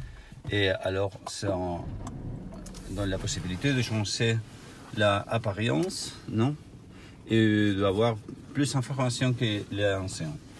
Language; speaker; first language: French; non-native, learner; Spanish